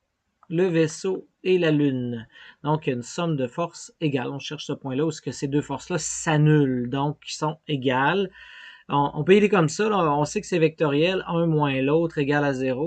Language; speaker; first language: French; native; French